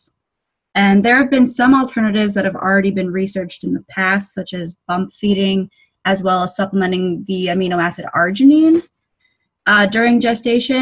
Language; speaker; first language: English; native; English